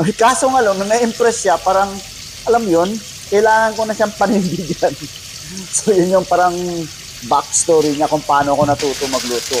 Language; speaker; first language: Filipino; non-native, local second language; Cebuano